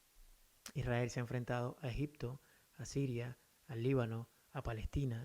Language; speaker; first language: Spanish; native; Spanish